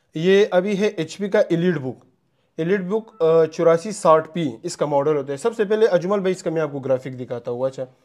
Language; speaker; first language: Urdu; non-native, local second language; Punjabi